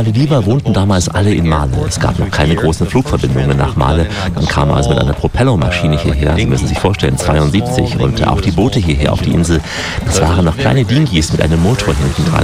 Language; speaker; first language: German; native; German